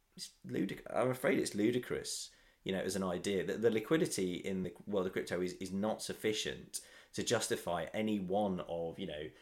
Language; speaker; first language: English; native; English